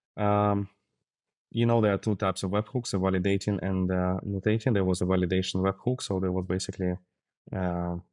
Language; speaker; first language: English; non-native, fluent; Russian